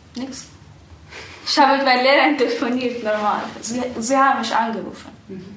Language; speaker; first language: German; early bilingual, other home language; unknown